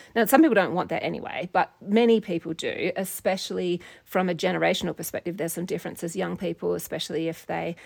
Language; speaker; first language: English; native; English